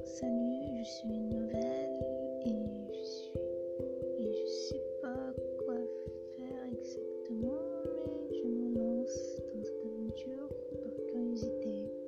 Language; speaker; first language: French; non-native, local second language; Kabyle